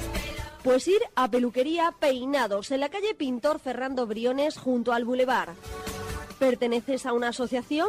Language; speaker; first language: Spanish; native; Spanish